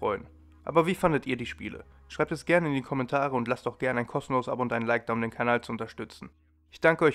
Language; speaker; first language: German; native; German